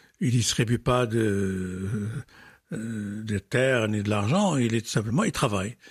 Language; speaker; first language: French; non-native, local second language; Arabic